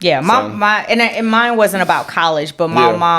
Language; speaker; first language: English; native; English